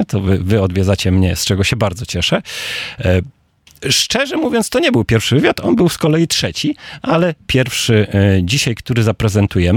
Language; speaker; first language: Polish; native; Polish